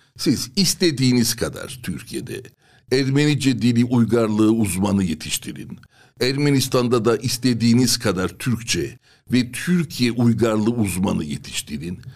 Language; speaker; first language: Turkish; non-native, local second language; Armenian